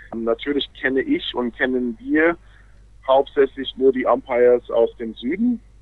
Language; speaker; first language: German; non-native, fluent; English